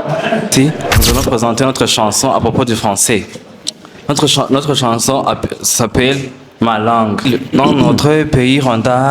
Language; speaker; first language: French; non-native, learner; Kinyarwanda